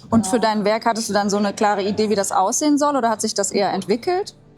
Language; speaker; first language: German; native; German